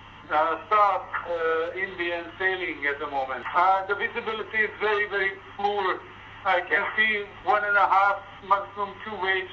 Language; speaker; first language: English; non-native, fluent; Hungarian